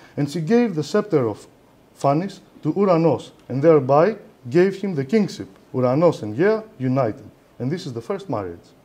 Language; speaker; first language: English; non-native, fluent; Greek